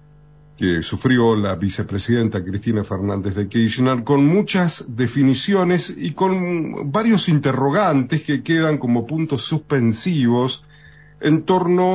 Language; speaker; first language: Spanish; native; Spanish